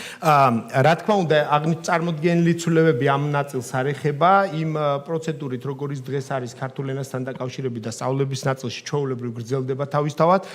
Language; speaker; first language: Georgian; native; Georgian